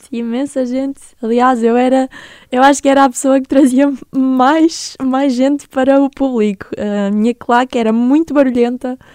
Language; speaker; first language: Portuguese; native; Portuguese